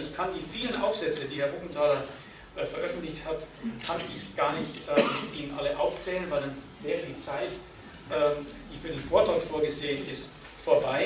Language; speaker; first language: German; native; German